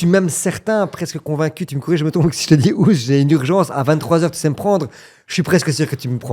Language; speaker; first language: French; native; French